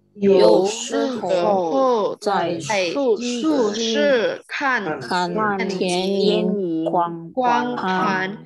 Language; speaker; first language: Chinese; non-native, learner; Indonesian